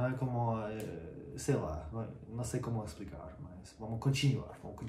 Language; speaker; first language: Portuguese; non-native, learner; English